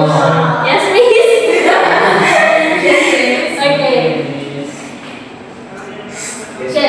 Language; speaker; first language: English; non-native, learner; Indonesian